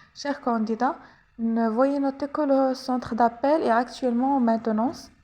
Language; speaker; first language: French; non-native, local second language; Arabic